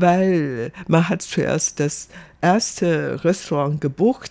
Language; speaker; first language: German; non-native, fluent; Chinese